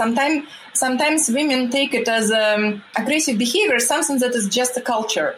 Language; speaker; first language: English; non-native, fluent; Russian